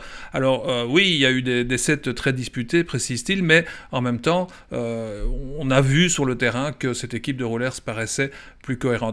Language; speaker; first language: French; native; French